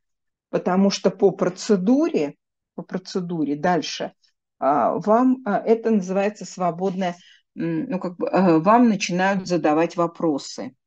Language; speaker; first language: Russian; native; Russian